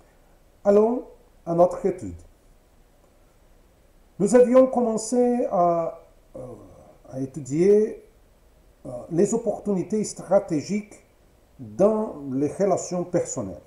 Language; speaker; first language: French; non-native, fluent; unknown